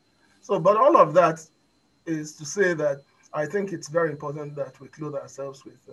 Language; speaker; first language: English; non-native, local second language; Igbo